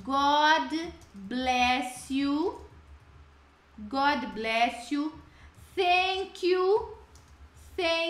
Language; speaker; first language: English; non-native, fluent; Portuguese